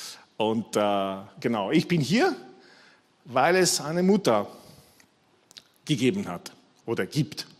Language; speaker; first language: German; non-native, fluent; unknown